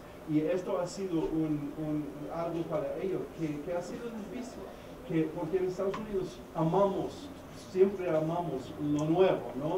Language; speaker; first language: Spanish; non-native, fluent; English